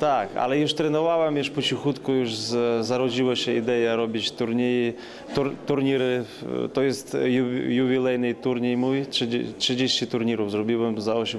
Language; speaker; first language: Polish; non-native, learner; Ukrainian